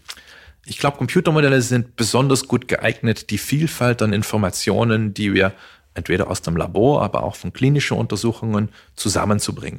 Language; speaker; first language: German; non-native, fluent; Dutch